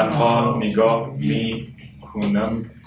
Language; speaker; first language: Persian; non-native, learner; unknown